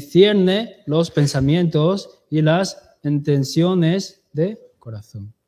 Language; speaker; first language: Spanish; non-native, learner; Chinese